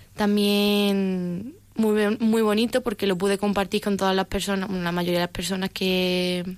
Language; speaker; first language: Spanish; native; Spanish